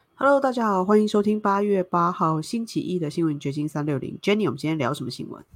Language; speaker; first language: Chinese; native; Chinese